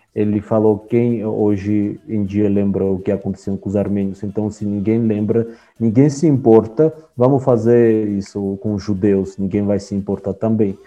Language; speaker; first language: Portuguese; non-native, fluent; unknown